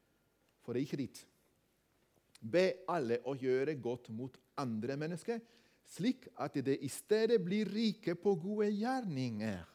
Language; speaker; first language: Norwegian; non-native, fluent; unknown